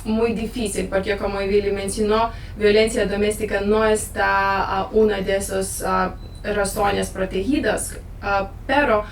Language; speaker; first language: Spanish; non-native, learner; Lithuanian